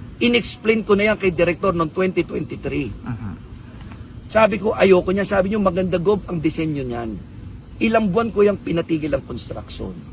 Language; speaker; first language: Filipino; native; Filipino